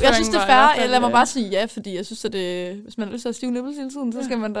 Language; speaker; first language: Danish; native; Danish